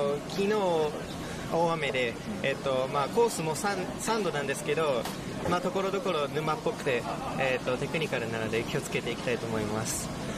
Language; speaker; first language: Japanese; early bilingual, heritage; Japanese